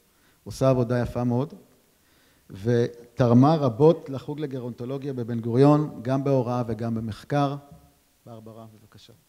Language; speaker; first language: Hebrew; native; Hebrew